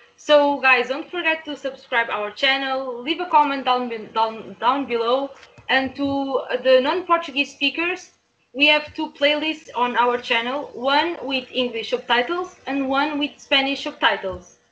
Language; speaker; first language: English; non-native, fluent; Portuguese